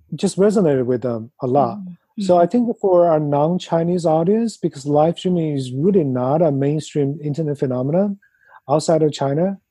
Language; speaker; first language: English; non-native, fluent; Chinese